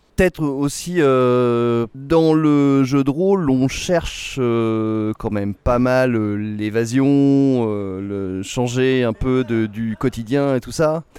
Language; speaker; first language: French; native; French